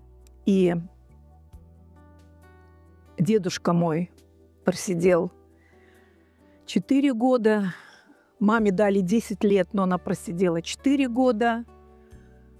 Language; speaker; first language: Russian; native; Russian